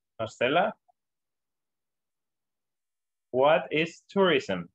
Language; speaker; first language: English; non-native, learner; Spanish